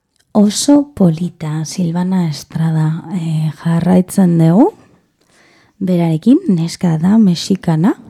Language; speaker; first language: Basque; non-native, learner; Spanish